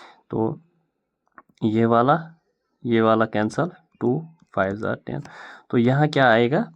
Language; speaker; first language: Hindi; non-native, local second language; Kashmiri